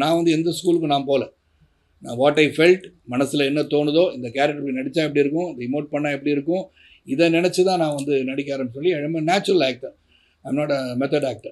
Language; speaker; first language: Tamil; native; Tamil